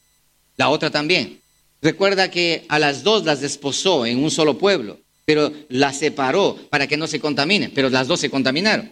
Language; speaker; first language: Spanish; native; Spanish